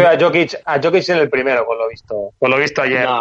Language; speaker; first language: Spanish; native; Spanish